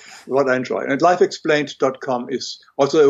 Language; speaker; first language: English; non-native, fluent; German